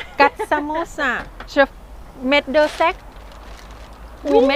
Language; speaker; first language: French; non-native, learner; Thai